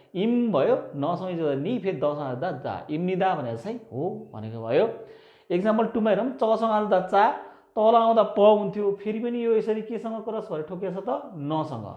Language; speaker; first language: Nepali; native; Nepali